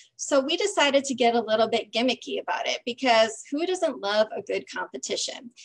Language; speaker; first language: English; native; English